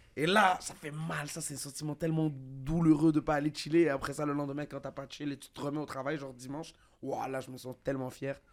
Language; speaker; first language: French; early bilingual, other home language; Arabic